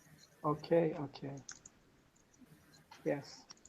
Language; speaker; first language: English; non-native, learner; Persian